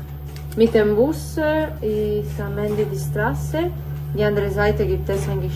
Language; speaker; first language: German; non-native, learner; Italian